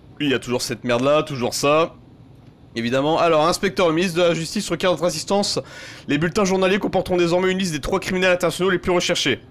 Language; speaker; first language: French; native; French